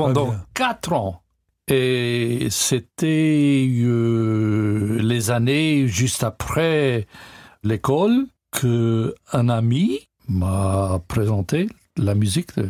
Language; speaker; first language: French; non-native, learner; English